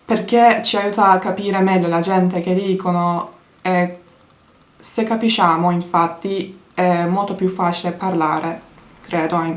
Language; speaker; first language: Italian; non-native, learner; Turkish